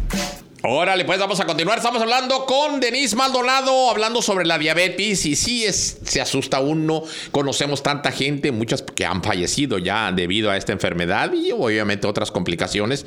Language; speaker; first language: Spanish; native; Spanish